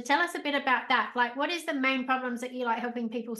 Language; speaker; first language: English; native; English